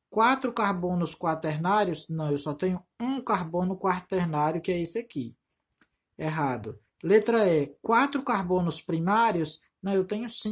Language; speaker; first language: Portuguese; native; Portuguese